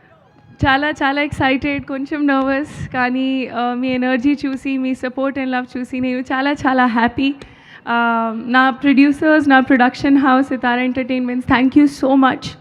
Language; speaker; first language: Telugu; non-native, learner; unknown